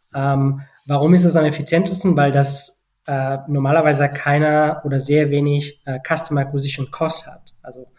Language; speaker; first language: German; non-native, fluent; Spanish